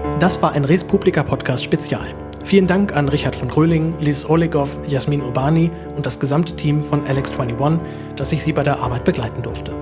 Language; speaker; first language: German; native; German